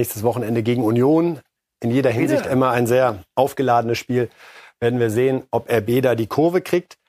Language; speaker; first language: German; native; German